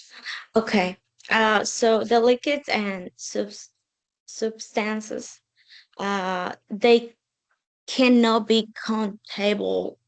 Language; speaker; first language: English; non-native, learner; Spanish